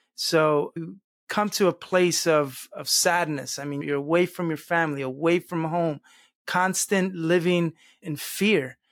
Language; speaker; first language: English; early bilingual, other home language; Spanish